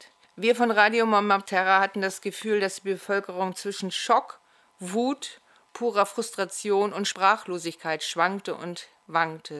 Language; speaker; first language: German; native; German